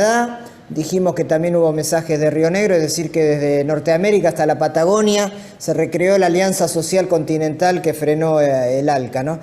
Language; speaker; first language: Spanish; native; Spanish